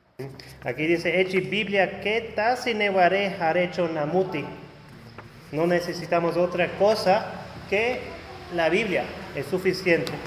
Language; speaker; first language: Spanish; non-native, fluent; German